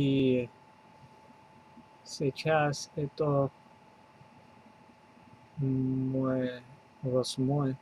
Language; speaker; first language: Russian; non-native, learner; English